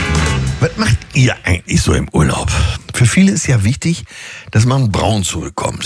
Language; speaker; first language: German; native; German